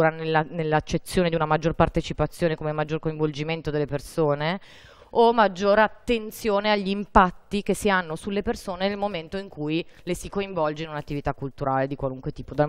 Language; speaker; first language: Italian; native; Italian